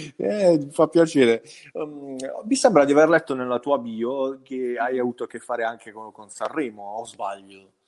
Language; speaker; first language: Italian; native; Italian